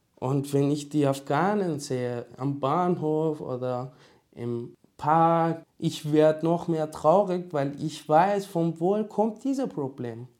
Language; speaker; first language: German; non-native, learner; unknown